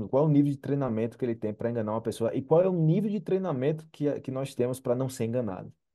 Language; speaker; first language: Portuguese; native; Portuguese